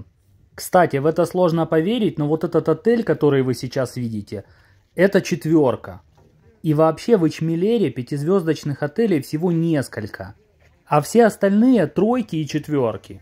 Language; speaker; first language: Russian; native; Russian